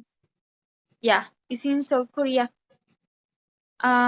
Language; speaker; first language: English; non-native, learner; Spanish